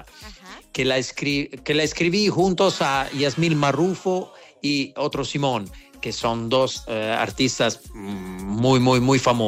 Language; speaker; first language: Spanish; non-native, learner; Italian